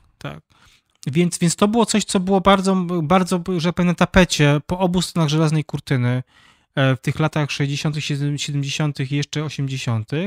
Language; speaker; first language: Polish; native; Polish